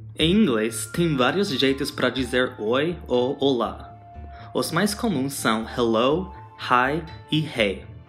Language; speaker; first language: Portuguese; non-native, fluent; English